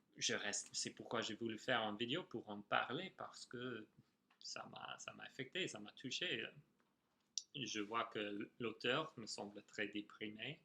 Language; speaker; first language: French; non-native, fluent; English